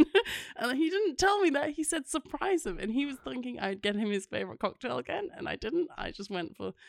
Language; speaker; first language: English; native; English